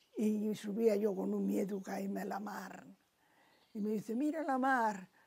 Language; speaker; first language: Spanish; native; Spanish